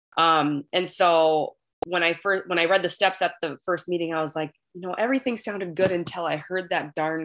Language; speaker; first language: English; native; English